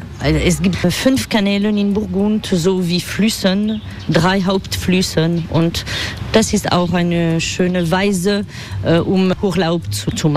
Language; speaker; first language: German; non-native, fluent; French